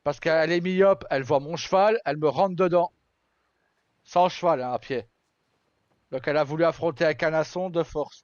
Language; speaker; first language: French; native; French